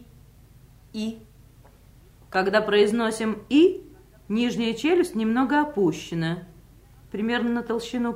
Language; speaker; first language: Russian; native; Russian